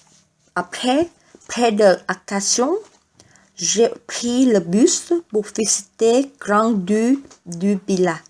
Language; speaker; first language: French; non-native, learner; Vietnamese